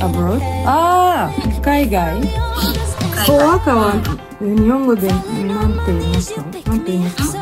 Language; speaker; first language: Japanese; non-native, learner; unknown